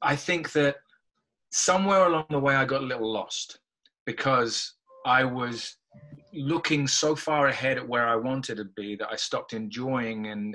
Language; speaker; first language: English; native; English